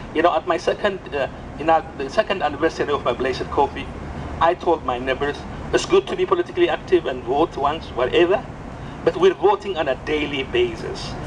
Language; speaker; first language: English; non-native, fluent; Amharic